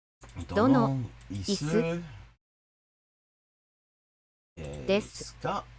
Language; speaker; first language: Japanese; non-native, fluent; English